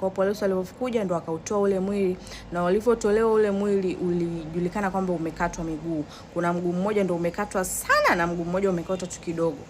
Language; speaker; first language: Swahili; native; Swahili